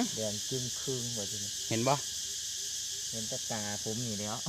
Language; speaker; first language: Thai; native; Thai